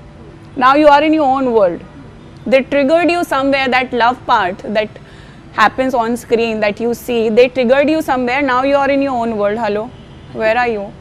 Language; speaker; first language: English; non-native, local second language; Hindi